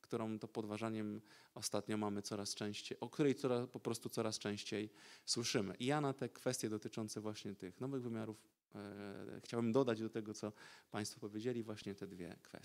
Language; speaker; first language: Polish; native; Polish